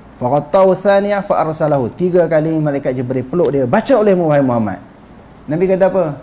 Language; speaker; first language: Malay; native; Malay